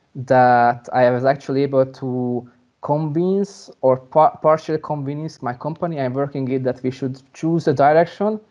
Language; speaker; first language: English; non-native, fluent; Hungarian